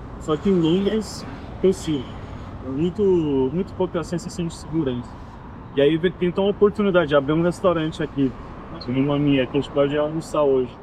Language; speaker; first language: Portuguese; early bilingual, other home language; Spanish